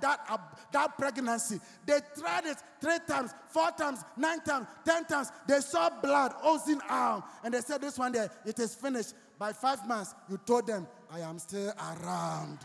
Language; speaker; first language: English; non-native, local second language; Akan